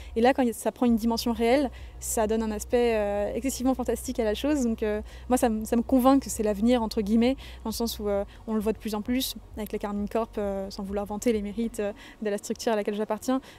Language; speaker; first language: French; native; French